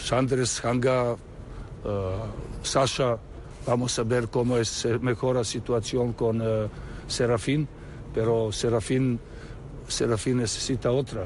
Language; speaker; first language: Spanish; non-native, learner; Serbian